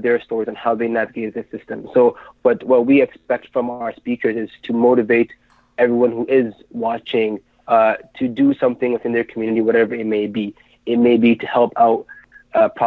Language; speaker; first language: English; native; English